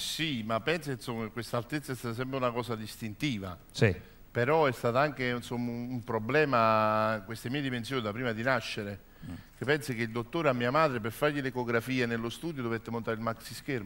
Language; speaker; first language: Italian; native; Italian